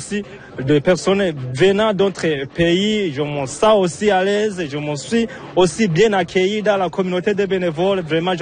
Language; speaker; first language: French; non-native, local second language; Rundi